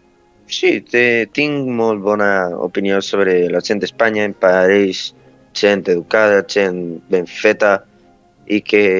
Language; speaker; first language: Catalan; early bilingual, other home language; Romanian